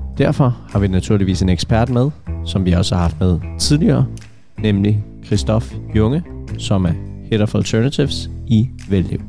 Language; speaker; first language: Danish; native; Danish